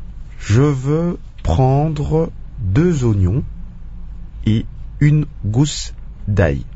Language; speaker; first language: French; non-native, local second language; Kongo